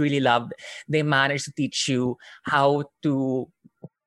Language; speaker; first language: English; non-native, local second language; Filipino